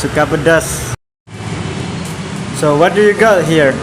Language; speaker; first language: English; non-native, learner; Indonesian